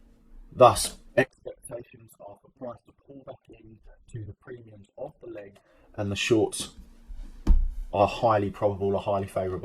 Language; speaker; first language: English; native; English